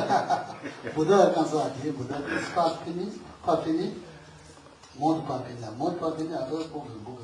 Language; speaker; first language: French; non-native, learner; Tibetan